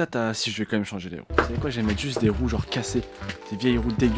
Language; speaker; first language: French; native; French